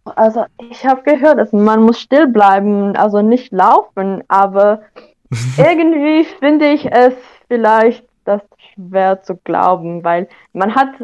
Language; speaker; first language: German; non-native, fluent; Romanian